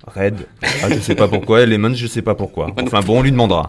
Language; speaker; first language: French; native; French